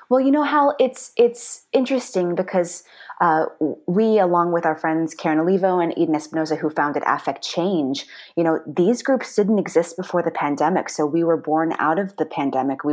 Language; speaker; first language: English; native; English